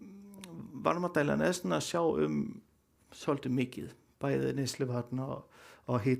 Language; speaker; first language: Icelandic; non-native, learner; Danish